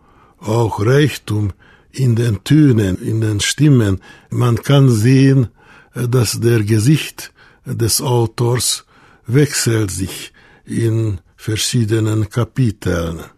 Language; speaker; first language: German; non-native, fluent; Hungarian